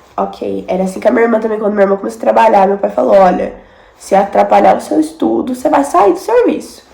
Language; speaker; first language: Portuguese; native; Portuguese